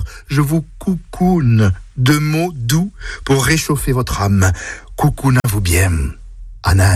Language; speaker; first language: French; native; French